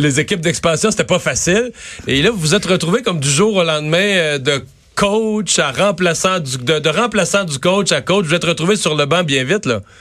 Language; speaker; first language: French; native; French